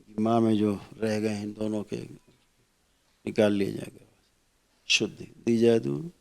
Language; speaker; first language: Hindi; native; Hindi